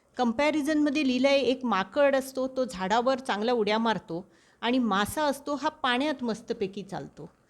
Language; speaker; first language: Marathi; non-native, local second language; Konkani